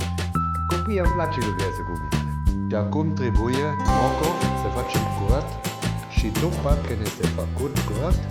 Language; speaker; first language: Romanian; non-native, learner; Swiss German